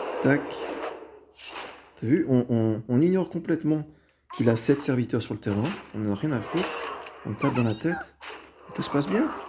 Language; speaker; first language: French; native; French